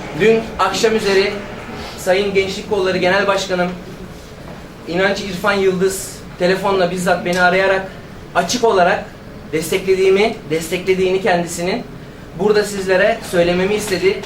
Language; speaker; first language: Turkish; native; Turkish